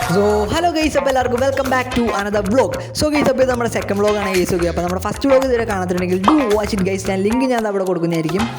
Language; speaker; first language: Malayalam; native; Malayalam